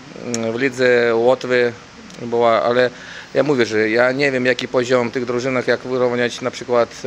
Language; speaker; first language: Polish; non-native, learner; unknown